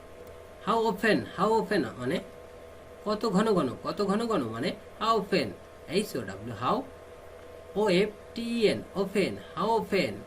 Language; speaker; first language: English; non-native, fluent; Bangla